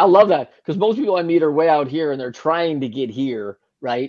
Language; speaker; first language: English; native; English